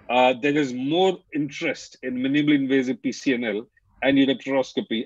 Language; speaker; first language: English; non-native, local second language; Hindi